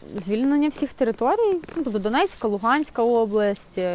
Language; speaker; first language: Ukrainian; non-native, local second language; Russian